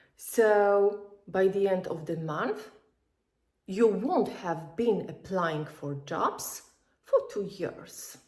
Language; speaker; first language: English; non-native, fluent; Polish